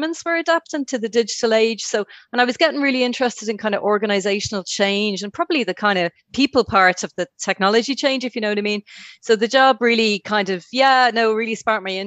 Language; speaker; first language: English; native; English